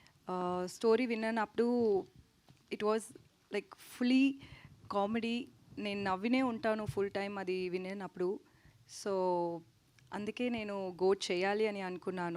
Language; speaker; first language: Telugu; non-native, local second language; Tamil